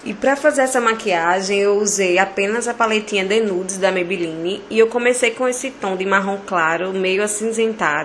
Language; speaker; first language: Portuguese; native; Portuguese